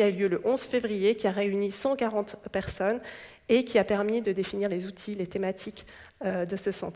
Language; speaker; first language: French; native; French